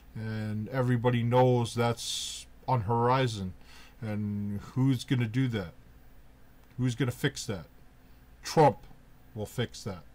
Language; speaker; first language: English; native; English